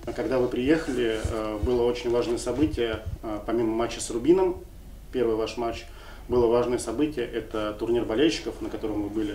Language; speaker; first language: Russian; native; Russian